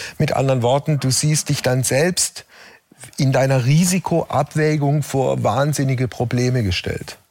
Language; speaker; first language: German; native; German